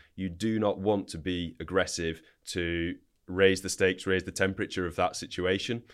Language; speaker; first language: English; native; English